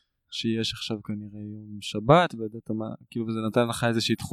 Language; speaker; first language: Hebrew; native; Hebrew